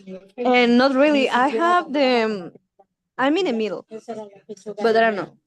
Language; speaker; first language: English; non-native, learner; Spanish